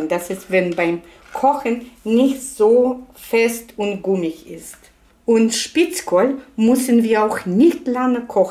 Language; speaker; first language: German; non-native, fluent; Russian